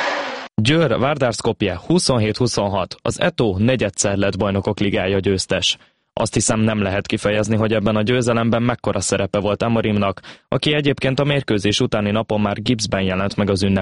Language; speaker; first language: Hungarian; native; Hungarian